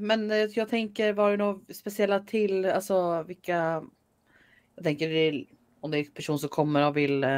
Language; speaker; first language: Danish; non-native, learner; Swedish